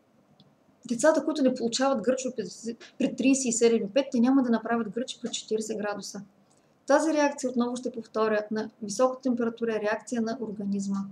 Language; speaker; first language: Bulgarian; native; Bulgarian